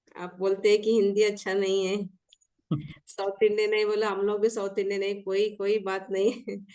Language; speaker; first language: Hindi; non-native, local second language; Kannada